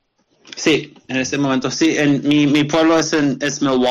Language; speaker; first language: Spanish; non-native, learner; English